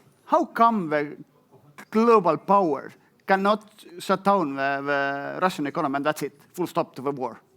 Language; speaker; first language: English; non-native, fluent; Estonian